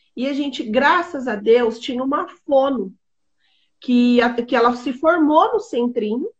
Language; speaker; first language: Portuguese; native; Portuguese